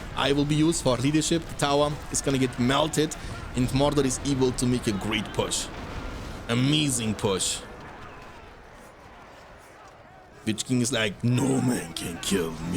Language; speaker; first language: English; non-native, fluent; German